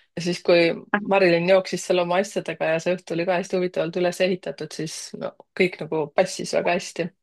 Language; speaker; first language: Estonian; native; Estonian